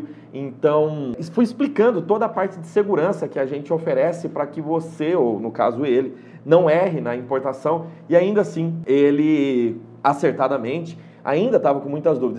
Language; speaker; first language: Portuguese; native; Portuguese